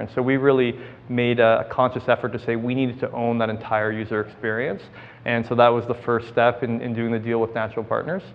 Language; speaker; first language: English; native; English